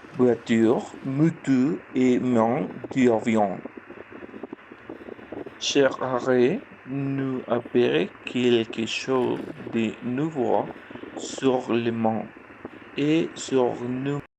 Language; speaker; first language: French; non-native, learner; Spanish